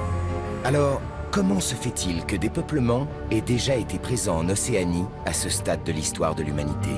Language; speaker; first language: French; native; French